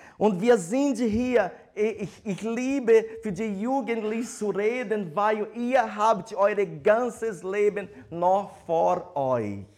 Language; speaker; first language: German; non-native, fluent; Portuguese